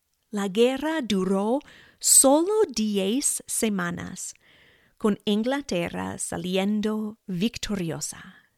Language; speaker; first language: Spanish; non-native, fluent; English